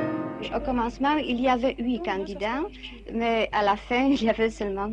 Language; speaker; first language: French; non-native, fluent; Russian